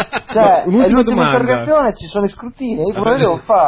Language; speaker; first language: Italian; native; Italian